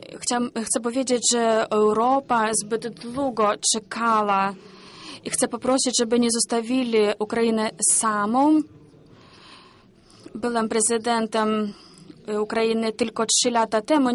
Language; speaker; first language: Polish; non-native, learner; Ukrainian